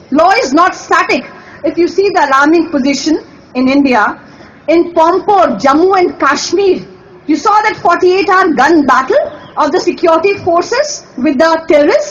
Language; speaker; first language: English; non-native, local second language; Hindi